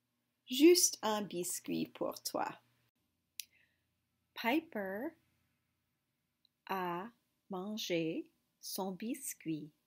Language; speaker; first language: French; non-native, fluent; English